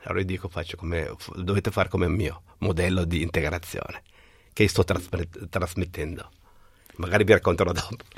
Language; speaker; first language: Italian; non-native, fluent; Somali